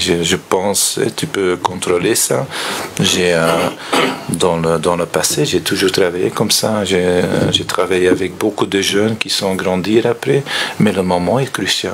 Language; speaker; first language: French; non-native, fluent; Dutch